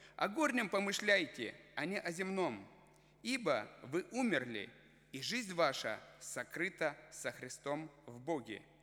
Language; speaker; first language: Russian; native; Russian